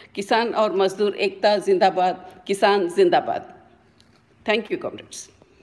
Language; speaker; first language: Hindi; non-native, local second language; Telugu